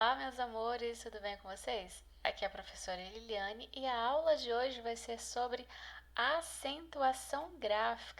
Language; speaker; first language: Portuguese; native; Portuguese